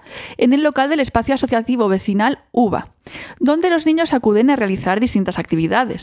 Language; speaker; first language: Spanish; native; Spanish